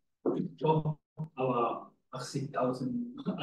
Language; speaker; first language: German; non-native, learner; Spanish